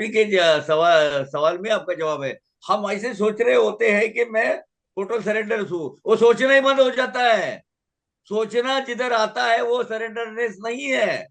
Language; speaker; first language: Hindi; native; Hindi